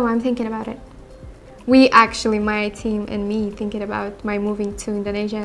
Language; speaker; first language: English; non-native, learner; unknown